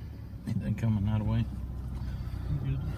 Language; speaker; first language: English; native; English